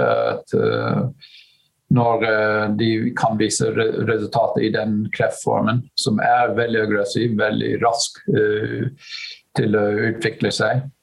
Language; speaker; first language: Norwegian; non-native, fluent; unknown